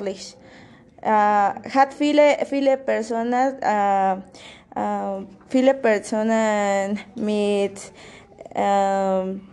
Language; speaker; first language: German; non-native, learner; Spanish